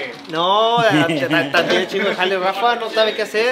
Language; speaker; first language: Spanish; early bilingual, other home language; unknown